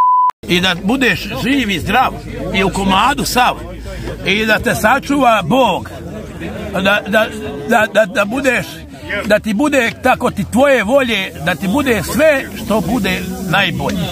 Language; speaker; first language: Serbian; native; Serbian